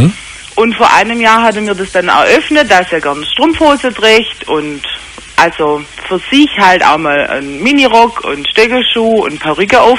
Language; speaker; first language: German; native; German